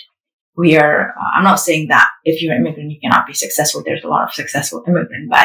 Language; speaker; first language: English; non-native, fluent; Indonesian